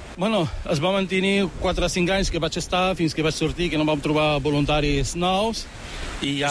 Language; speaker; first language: Catalan; early bilingual, other home language; Arabic